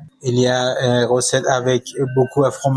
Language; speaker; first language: French; non-native, learner; Persian